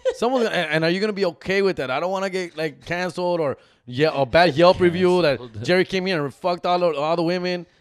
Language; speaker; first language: English; early bilingual, other home language; Spanish